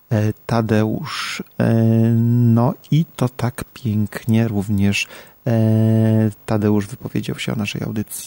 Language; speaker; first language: Polish; native; Polish